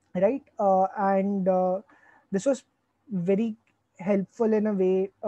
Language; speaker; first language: English; non-native, local second language; Hindi